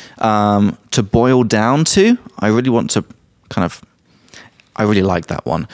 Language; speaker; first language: English; native; English